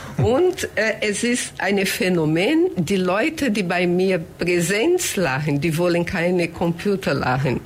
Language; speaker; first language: German; non-native, fluent; Portuguese